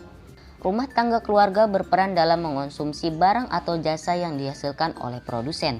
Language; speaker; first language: Indonesian; native; Indonesian